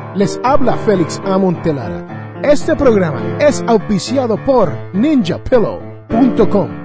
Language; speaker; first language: Spanish; early bilingual, heritage; Spanish